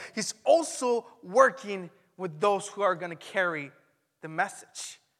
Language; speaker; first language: English; non-native, fluent; Spanish